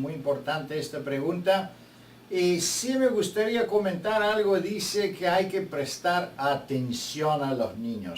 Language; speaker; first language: Spanish; non-native, fluent; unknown